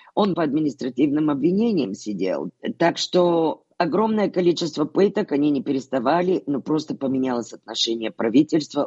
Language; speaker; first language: Russian; non-native, fluent; Bulgarian